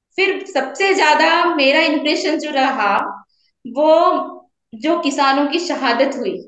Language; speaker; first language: Hindi; native; Hindi